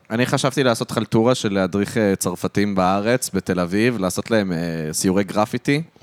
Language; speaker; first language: Hebrew; early bilingual, other home language; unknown